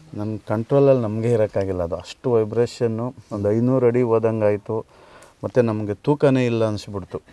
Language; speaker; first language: Kannada; native; Kannada